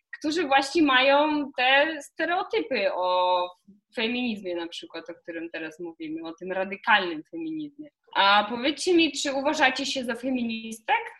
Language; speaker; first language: Polish; non-native, fluent; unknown